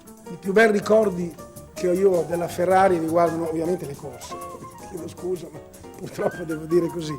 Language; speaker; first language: Italian; native; Italian